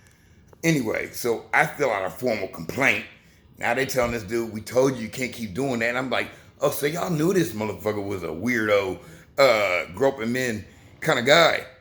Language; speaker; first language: English; native; English